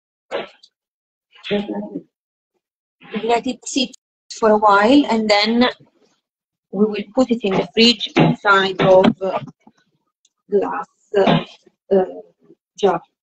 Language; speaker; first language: English; non-native, fluent; Italian